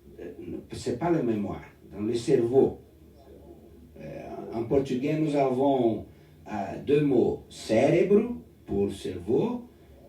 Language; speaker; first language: French; non-native, learner; Portuguese